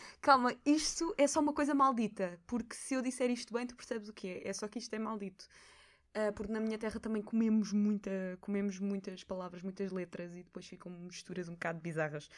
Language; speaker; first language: Portuguese; native; Portuguese